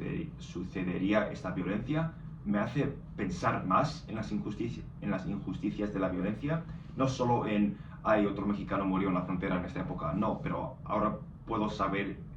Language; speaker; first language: Spanish; non-native, fluent; English